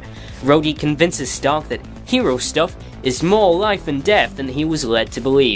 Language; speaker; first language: English; native; English